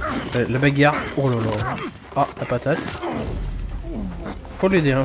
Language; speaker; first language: French; native; French